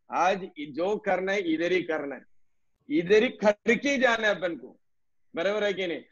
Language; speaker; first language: Hindi; non-native, local second language; Malayalam